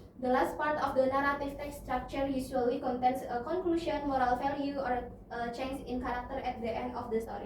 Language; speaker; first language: English; non-native, learner; Indonesian